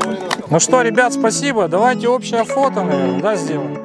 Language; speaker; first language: Russian; native; Russian